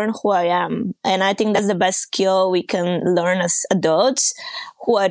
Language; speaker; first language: English; non-native, fluent; Bulgarian